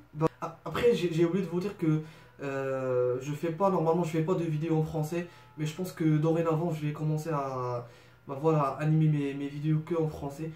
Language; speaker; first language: French; non-native, local second language; Arabic